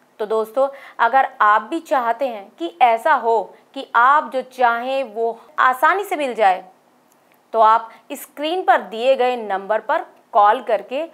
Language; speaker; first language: Hindi; native; Hindi